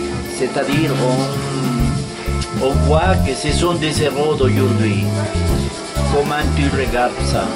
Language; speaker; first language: French; non-native, fluent; Spanish